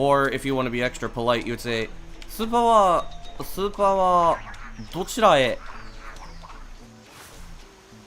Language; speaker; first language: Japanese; non-native, learner; English